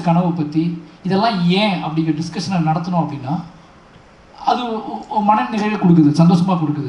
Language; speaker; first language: Tamil; native; Tamil